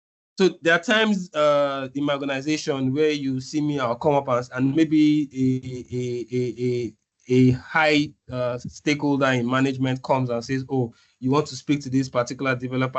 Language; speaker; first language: English; non-native, local second language; Yoruba